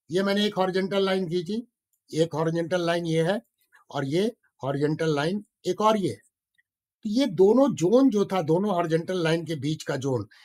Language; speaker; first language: Hindi; native; Hindi